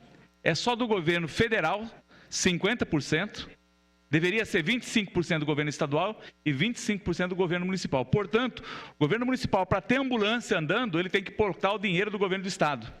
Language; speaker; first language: Portuguese; native; Portuguese